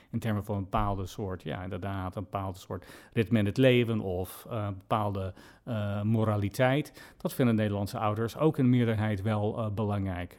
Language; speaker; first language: Dutch; non-native, fluent; English